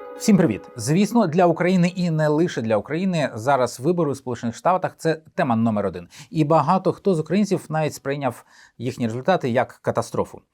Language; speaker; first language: Ukrainian; native; Ukrainian